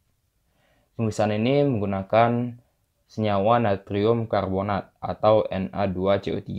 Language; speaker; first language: Indonesian; native; Indonesian